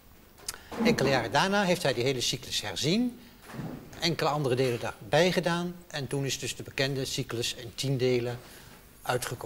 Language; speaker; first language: Dutch; native; Dutch